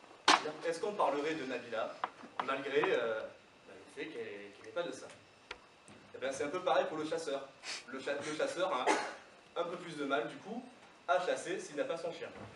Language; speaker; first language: French; native; French